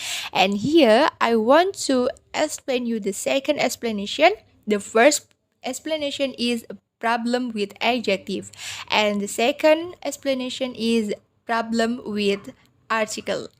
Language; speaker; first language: English; non-native, learner; Indonesian